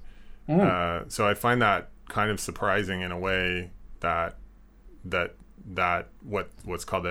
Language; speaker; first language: English; native; English